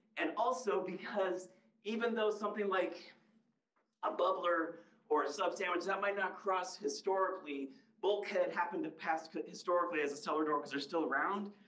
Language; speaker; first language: English; native; English